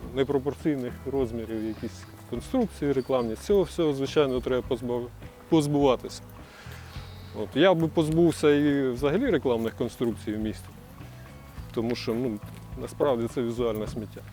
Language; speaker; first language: Ukrainian; native; Ukrainian